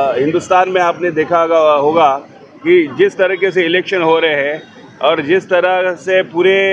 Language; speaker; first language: Hindi; non-native, local second language; Marathi